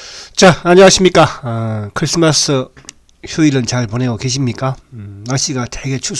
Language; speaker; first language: Korean; native; Korean